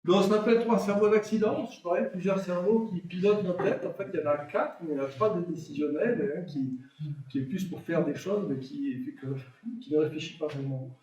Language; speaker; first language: French; native; French